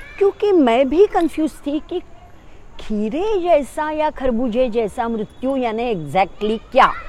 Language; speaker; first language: Hindi; non-native, local second language; Marathi